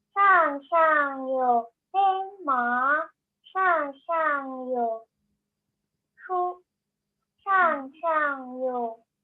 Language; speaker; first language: Chinese; non-native, learner; Indonesian